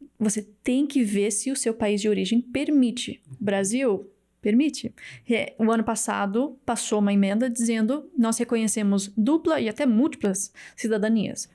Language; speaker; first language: Portuguese; native; Portuguese